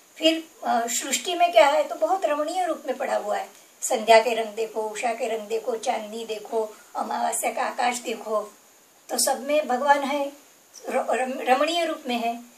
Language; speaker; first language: Hindi; non-native, local second language; Gujarati